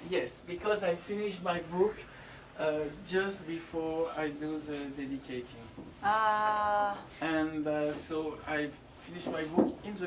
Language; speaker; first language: English; non-native, fluent; French